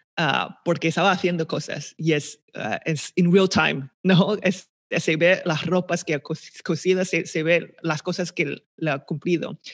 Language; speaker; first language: Spanish; non-native, fluent; Chinese